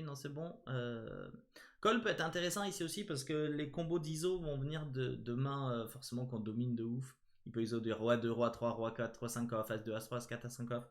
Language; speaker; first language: French; native; French